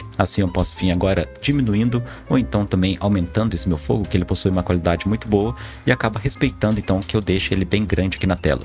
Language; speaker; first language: Portuguese; native; Portuguese